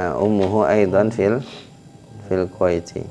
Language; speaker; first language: Arabic; non-native, fluent; Indonesian